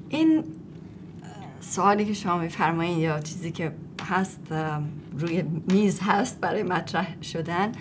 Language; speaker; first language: Persian; native; Persian